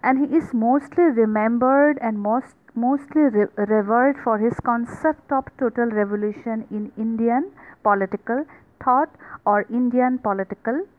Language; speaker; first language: English; non-native, local second language; Assamese